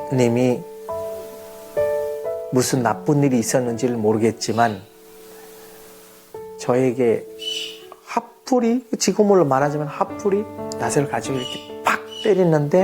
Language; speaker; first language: Korean; non-native, fluent; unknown